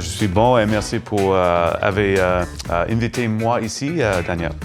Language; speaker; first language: French; non-native, learner; English